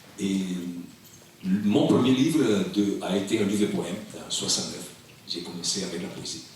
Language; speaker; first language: French; non-native, local second language; Italian